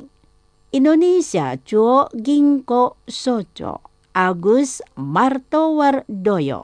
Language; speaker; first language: Japanese; non-native, fluent; Indonesian